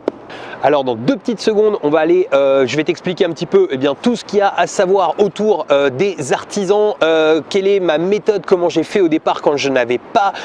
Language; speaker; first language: French; native; French